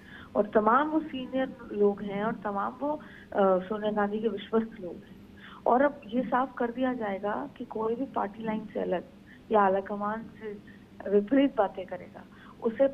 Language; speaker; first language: Hindi; native; Hindi